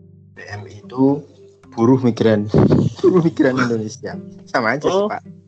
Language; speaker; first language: Indonesian; native; Indonesian